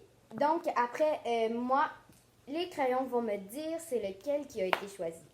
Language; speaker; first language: French; native; French